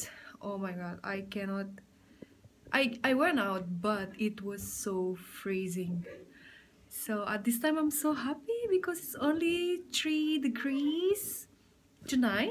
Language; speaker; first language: English; non-native, fluent; Indonesian